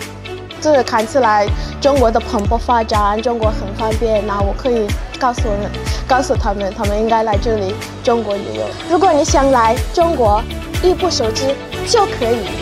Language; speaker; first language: Chinese; non-native, learner; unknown